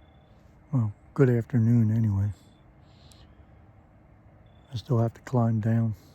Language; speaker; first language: English; native; English